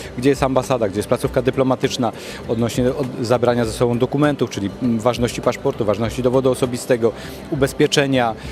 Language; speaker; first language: Polish; native; Polish